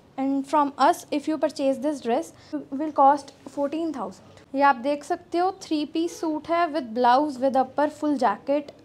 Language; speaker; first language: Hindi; non-native, local second language; Punjabi